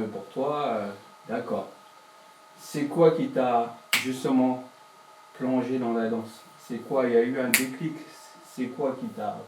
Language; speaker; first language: French; native; French